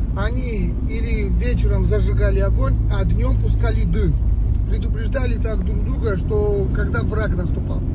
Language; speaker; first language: Russian; non-native, local second language; Georgian